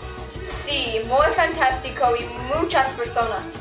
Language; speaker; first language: Spanish; non-native, learner; English